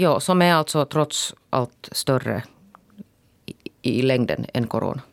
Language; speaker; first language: Swedish; native; Swedish